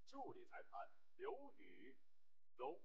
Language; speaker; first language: Chinese; native; Chinese